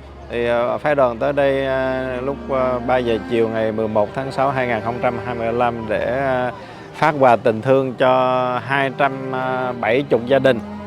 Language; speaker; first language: Vietnamese; native; Vietnamese